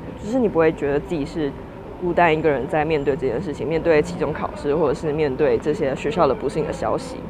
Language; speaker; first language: Chinese; native; Chinese